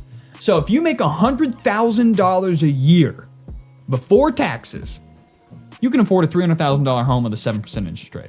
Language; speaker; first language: English; native; English